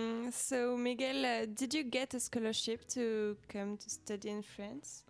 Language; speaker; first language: English; non-native, learner; French